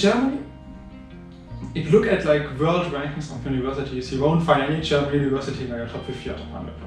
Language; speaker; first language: English; non-native, fluent; German